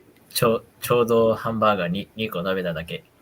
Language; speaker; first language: Japanese; non-native, fluent; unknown